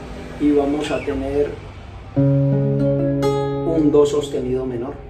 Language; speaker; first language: Spanish; native; Spanish